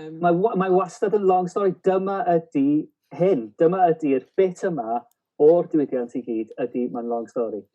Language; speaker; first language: Welsh; native; Welsh